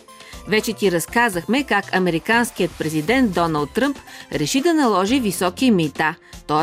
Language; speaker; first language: Bulgarian; native; Bulgarian